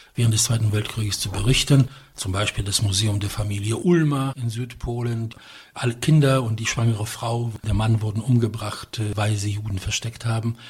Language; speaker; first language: German; non-native, fluent; Polish